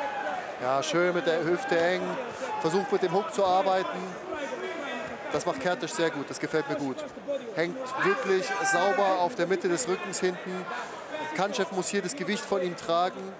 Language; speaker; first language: German; native; German